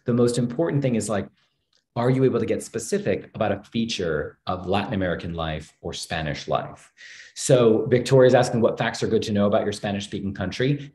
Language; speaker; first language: English; native; English